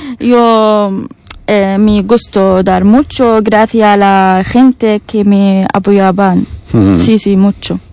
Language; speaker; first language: Spanish; non-native, learner; Arabic